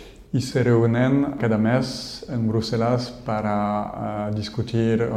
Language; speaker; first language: Spanish; non-native, fluent; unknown